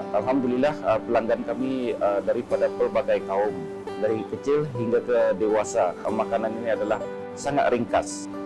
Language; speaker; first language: Malay; native; Malay